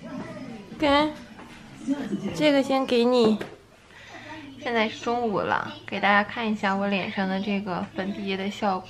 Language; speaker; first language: Chinese; native; Chinese